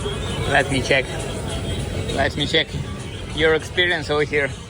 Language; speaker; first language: English; non-native, fluent; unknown